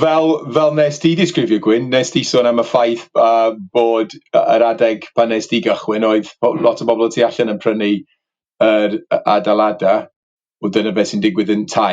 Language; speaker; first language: Welsh; native; Welsh